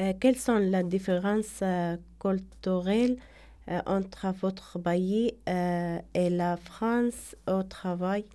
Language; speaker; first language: French; non-native, learner; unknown